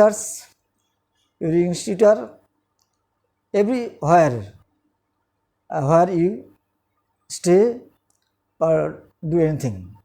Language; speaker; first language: English; non-native, local second language; Bangla